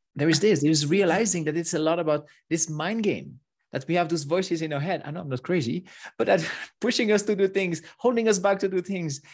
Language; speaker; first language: English; non-native, fluent; French